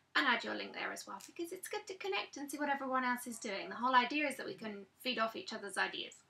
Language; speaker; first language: English; native; English